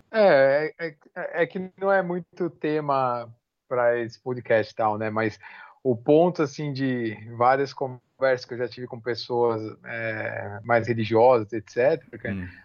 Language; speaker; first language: Portuguese; native; Portuguese